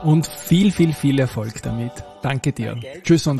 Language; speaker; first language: German; native; German